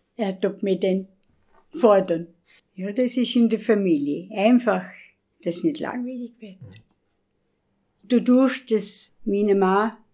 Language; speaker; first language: German; native; German